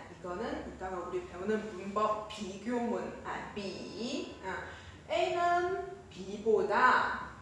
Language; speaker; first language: Korean; non-native, fluent; Chinese